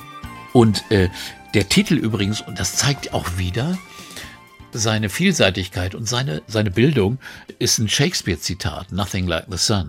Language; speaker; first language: German; native; German